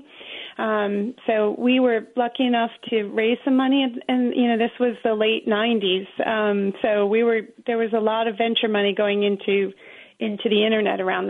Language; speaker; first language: English; native; English